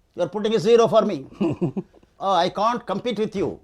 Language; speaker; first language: English; non-native, local second language; Tamil